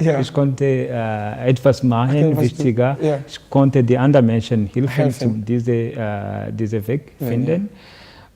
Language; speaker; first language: German; non-native, learner; Kinyarwanda